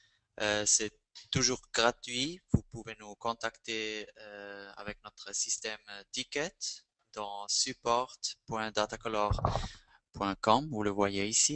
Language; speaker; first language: French; non-native, fluent; Spanish